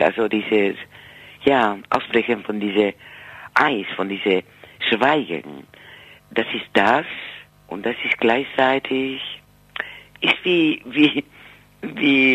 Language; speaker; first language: German; non-native, fluent; Spanish